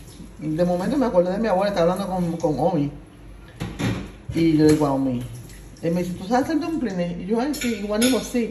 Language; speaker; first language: Spanish; native; Spanish